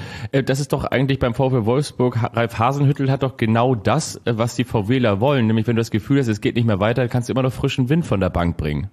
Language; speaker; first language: German; native; German